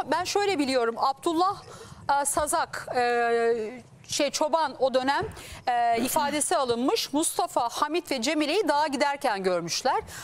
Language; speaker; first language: Turkish; native; Turkish